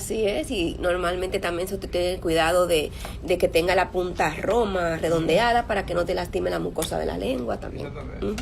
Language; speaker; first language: Spanish; native; Spanish